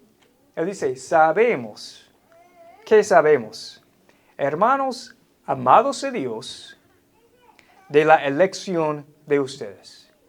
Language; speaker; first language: Spanish; non-native, fluent; English